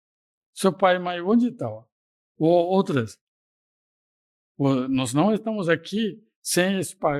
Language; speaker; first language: Portuguese; non-native, fluent; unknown